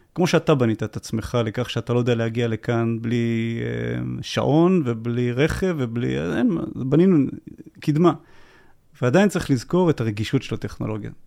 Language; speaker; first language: Hebrew; native; Hebrew